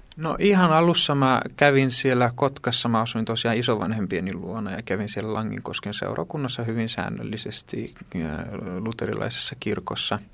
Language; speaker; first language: Finnish; early bilingual, heritage; Greek